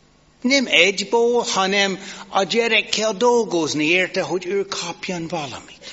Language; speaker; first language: Hungarian; non-native, fluent; English